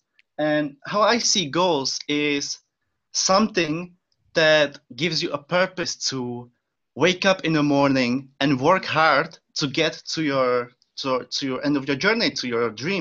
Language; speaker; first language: English; non-native, fluent; Czech